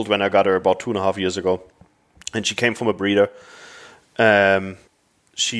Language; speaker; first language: English; non-native, fluent; German